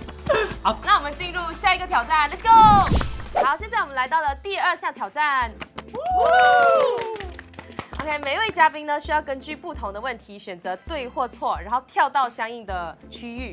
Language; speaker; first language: Chinese; native; Chinese